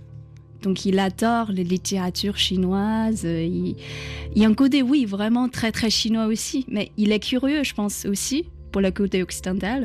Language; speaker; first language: French; non-native, fluent; Chinese